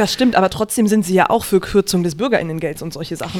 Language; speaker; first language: German; native; German